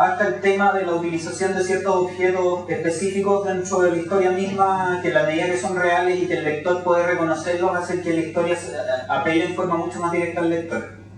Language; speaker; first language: Spanish; native; Spanish